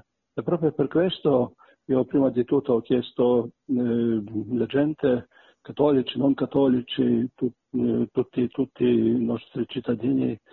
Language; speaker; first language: Italian; non-native, fluent; Belarusian